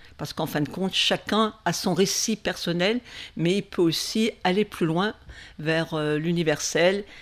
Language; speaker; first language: French; native; French